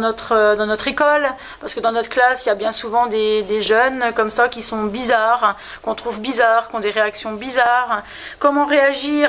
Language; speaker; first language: French; native; French